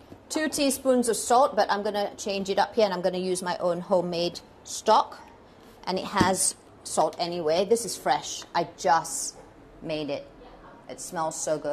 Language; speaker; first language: English; non-native, local second language; Malay